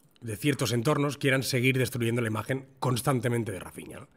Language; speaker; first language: Spanish; native; Spanish